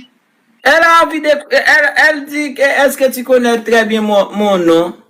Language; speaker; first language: French; non-native, local second language; Haitian Creole